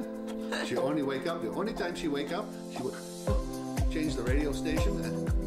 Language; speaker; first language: English; native; English